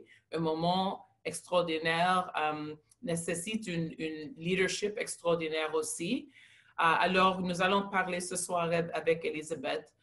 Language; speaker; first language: French; non-native, local second language; English